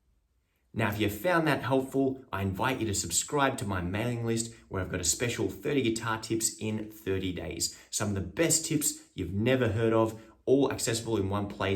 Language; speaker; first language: English; native; English